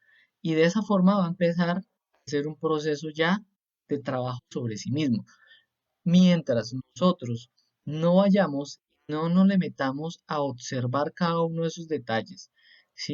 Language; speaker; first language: Spanish; native; Spanish